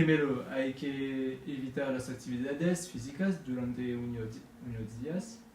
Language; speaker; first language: Spanish; non-native, learner; French